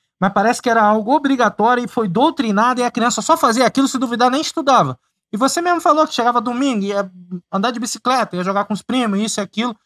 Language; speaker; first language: Portuguese; native; Portuguese